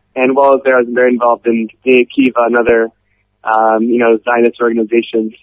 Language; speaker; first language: English; native; English